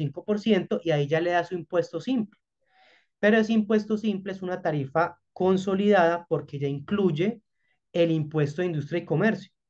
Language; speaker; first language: Spanish; native; Spanish